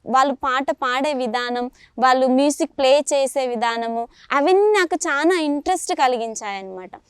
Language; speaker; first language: Telugu; native; Telugu